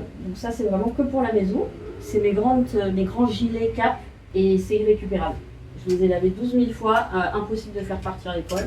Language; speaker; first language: French; native; French